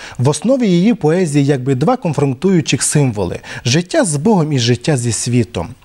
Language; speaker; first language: Ukrainian; non-native, local second language; Romany